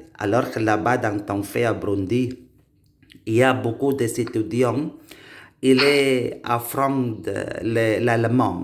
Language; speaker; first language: French; non-native, learner; Indonesian